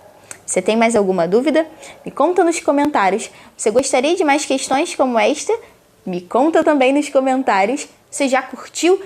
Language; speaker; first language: Portuguese; native; Portuguese